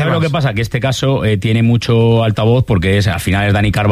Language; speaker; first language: Spanish; native; Spanish